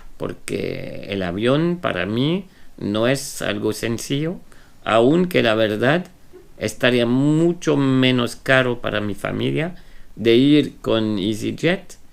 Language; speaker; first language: Spanish; non-native, fluent; French